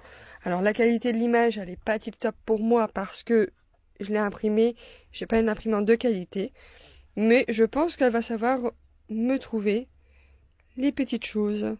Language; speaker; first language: French; native; French